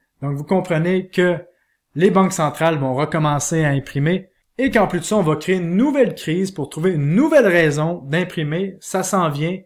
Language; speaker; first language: French; native; French